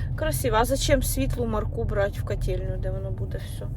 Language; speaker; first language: Ukrainian; non-native, local second language; Russian